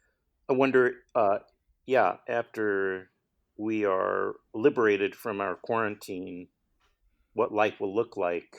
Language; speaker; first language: English; native; English